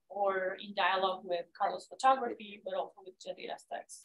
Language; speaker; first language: English; non-native, fluent; Spanish